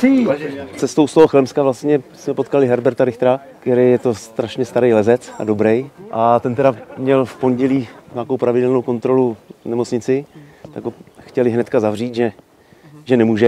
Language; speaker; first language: Czech; native; Czech